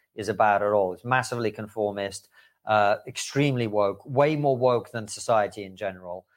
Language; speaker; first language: English; early bilingual, other home language; Russian